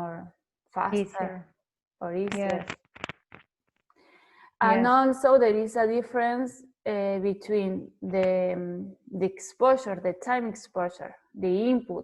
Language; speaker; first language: English; non-native, fluent; Spanish